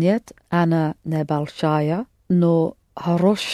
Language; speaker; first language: Russian; non-native, learner; English